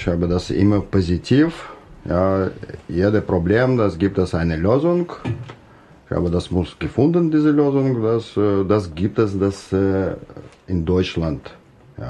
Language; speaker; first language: German; non-native, learner; Russian